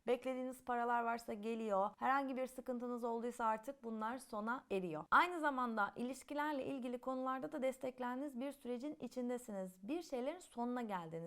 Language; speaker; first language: Turkish; native; Turkish